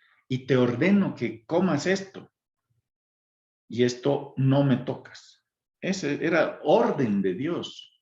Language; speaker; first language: Spanish; native; Spanish